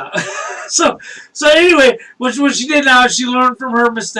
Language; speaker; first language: English; native; English